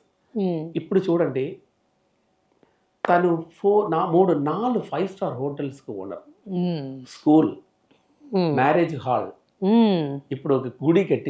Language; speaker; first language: Telugu; non-native, local second language; Tamil